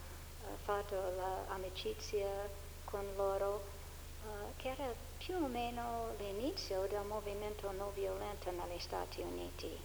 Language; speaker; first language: Italian; non-native, fluent; English